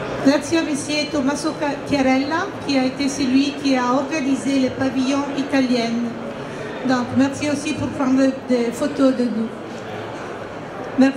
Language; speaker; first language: French; non-native, fluent; Italian